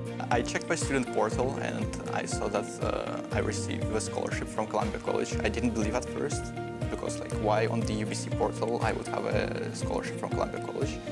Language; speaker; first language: English; non-native, fluent; Russian